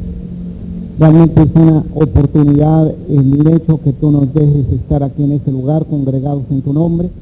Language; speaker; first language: Spanish; native; Spanish